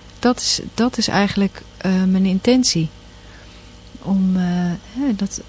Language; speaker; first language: Dutch; native; Dutch